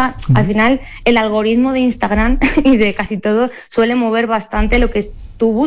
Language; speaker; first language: Spanish; native; Spanish